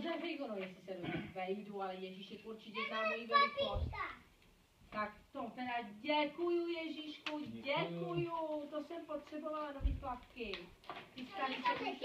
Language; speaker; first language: Czech; native; Czech